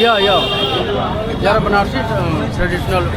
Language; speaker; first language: English; non-native, learner; Hindi